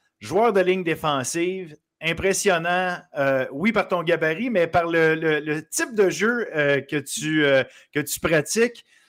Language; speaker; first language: French; native; French